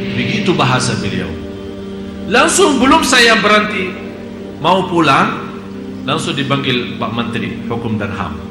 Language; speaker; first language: Indonesian; non-native, fluent; Arabic